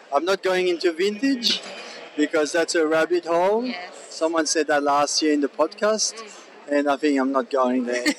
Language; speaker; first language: English; non-native, fluent; French